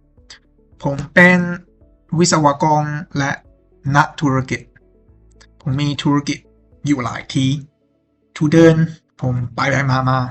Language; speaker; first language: Thai; non-native, learner; Chinese